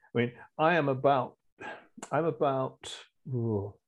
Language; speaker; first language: English; native; English